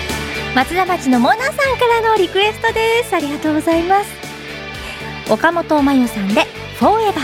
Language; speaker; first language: Japanese; native; Japanese